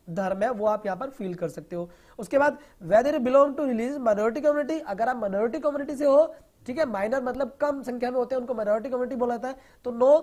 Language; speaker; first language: Hindi; non-native, local second language; Punjabi